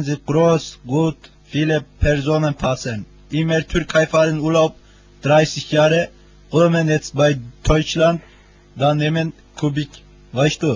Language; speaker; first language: German; non-native, learner; Turkish